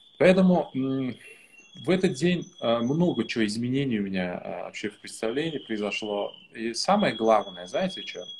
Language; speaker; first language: Russian; non-native, local second language; Uzbek